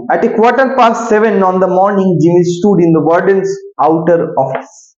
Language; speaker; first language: English; non-native, local second language; Bangla